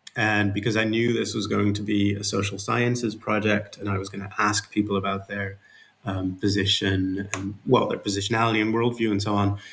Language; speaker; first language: English; non-native, fluent; Dutch